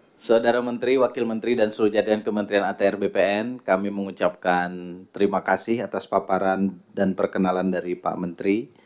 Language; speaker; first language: Indonesian; native; Indonesian